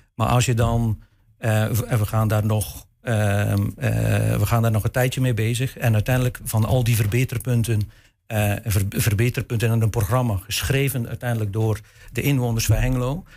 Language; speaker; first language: Dutch; native; Dutch